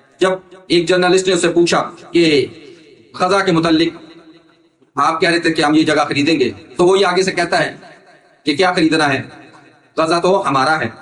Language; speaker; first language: Urdu; native; Urdu